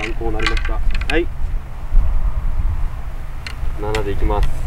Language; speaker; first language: Japanese; native; Japanese